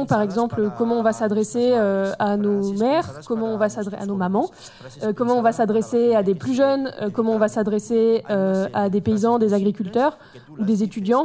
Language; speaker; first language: French; native; French